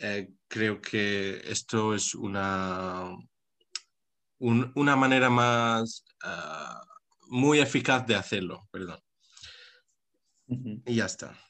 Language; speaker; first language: Spanish; non-native, local second language; Arabic